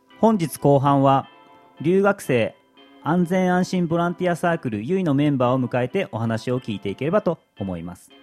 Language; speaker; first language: Japanese; native; Japanese